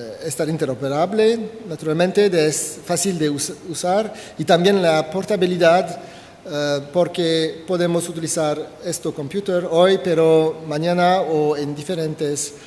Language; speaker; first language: Spanish; non-native, fluent; French